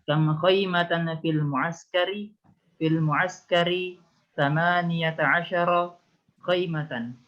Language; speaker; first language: Arabic; non-native, learner; Indonesian